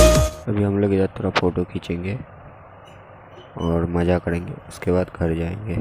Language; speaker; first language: Hindi; non-native, local second language; Bangla